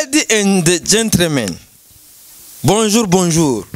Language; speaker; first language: French; non-native, local second language; Rundi